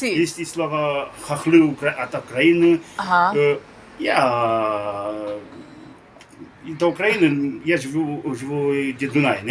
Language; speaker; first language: Russian; early bilingual, heritage; Russian